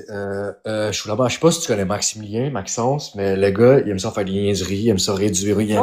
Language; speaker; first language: French; native; French